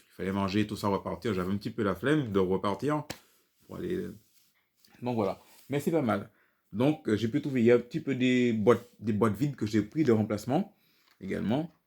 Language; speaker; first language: French; native; French